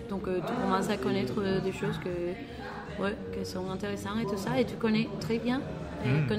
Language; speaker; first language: French; non-native, learner; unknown